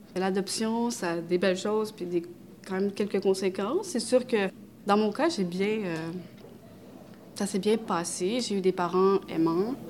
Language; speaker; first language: French; native; French